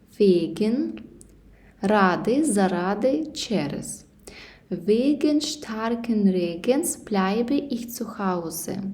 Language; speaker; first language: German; non-native, fluent; Ukrainian